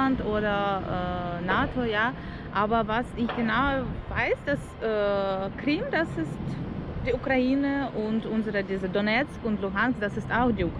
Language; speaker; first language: German; non-native, learner; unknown